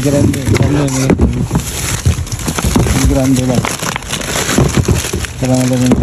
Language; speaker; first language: Spanish; non-native, learner; Filipino